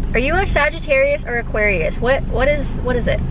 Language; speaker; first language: English; native; English